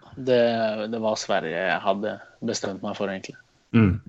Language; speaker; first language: Norwegian; native; Norwegian